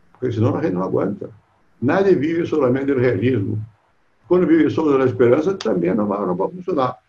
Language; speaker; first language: Spanish; non-native, fluent; Portuguese